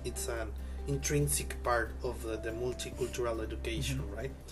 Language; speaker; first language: English; non-native, fluent; Spanish